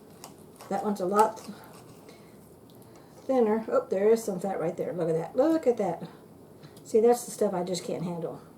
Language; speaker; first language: English; native; English